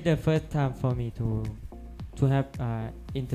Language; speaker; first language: English; non-native, learner; Thai